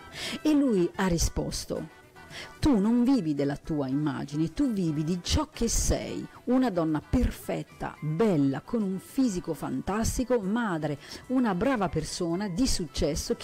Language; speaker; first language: Italian; native; Italian